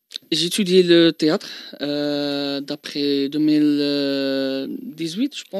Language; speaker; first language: French; non-native, local second language; Arabic